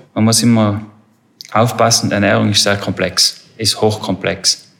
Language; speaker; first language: German; native; German